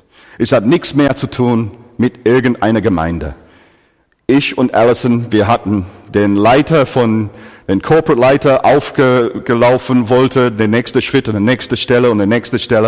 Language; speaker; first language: German; non-native, fluent; English